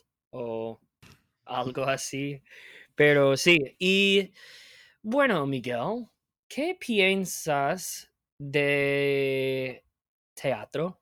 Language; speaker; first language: Spanish; non-native, fluent; English